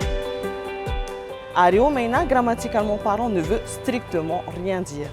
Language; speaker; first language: French; native; French